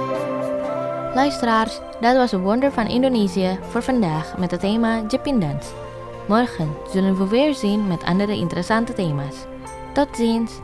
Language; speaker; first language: Dutch; non-native, learner; Indonesian